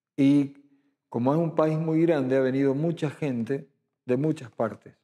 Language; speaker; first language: Spanish; native; Spanish